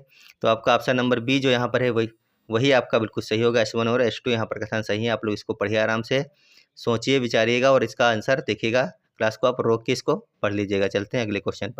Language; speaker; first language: Hindi; native; Hindi